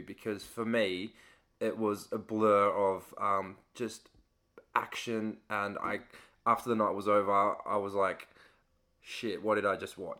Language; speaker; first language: English; native; English